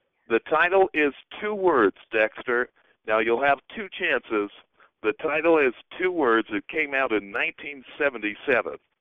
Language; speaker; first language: English; native; English